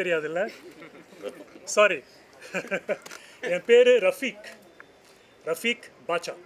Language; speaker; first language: Tamil; early bilingual, heritage; Tamil